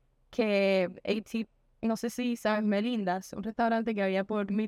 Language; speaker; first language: Spanish; early bilingual, heritage; Spanish